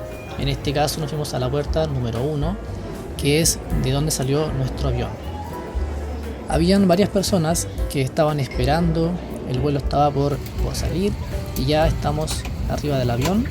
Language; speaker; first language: Spanish; native; Spanish